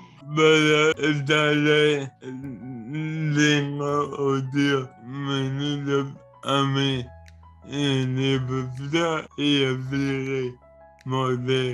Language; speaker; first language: Spanish; non-native, learner; English